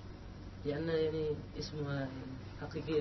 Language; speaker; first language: Arabic; non-native, learner; Indonesian